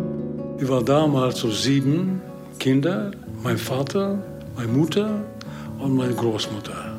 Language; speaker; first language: German; non-native, learner; Hungarian